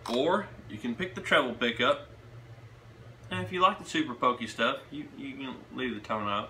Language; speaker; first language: English; native; English